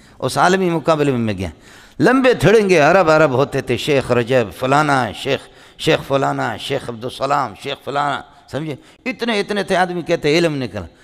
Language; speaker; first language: Urdu; non-native, local second language; Brahui